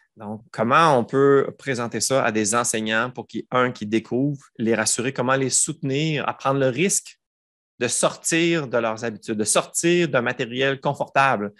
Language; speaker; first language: French; native; French